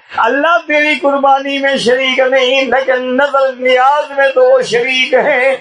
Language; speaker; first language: Urdu; non-native, local second language; Saraiki